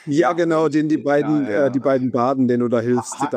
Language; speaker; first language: German; native; German